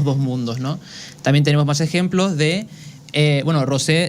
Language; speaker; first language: Spanish; native; Spanish